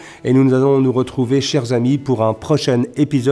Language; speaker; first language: French; native; French